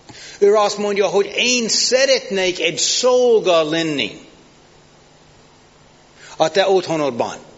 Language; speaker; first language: Hungarian; non-native, fluent; English